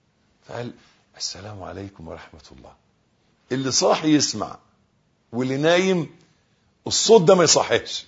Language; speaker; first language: Arabic; native; Arabic